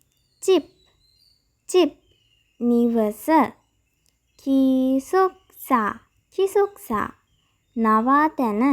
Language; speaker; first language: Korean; non-native, fluent; Sinhala